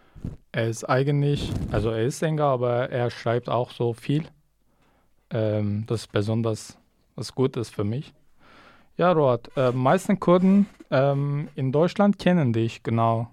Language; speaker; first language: German; non-native, fluent; Kurdish